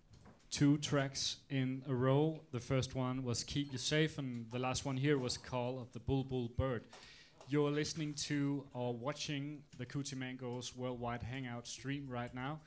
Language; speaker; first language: English; non-native, fluent; Danish